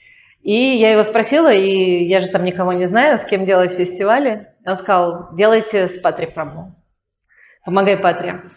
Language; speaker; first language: Russian; native; Russian